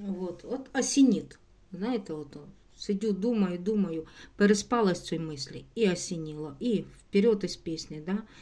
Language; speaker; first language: Ukrainian; non-native, local second language; Russian